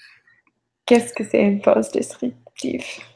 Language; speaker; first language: French; non-native, learner; English